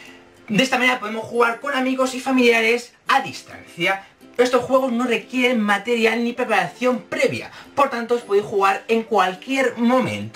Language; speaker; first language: Spanish; native; Spanish